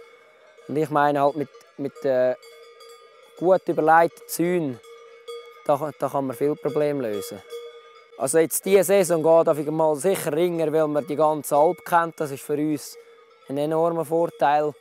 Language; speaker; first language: German; native; German